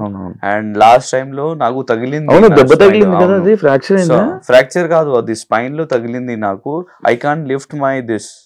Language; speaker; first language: Telugu; non-native, local second language; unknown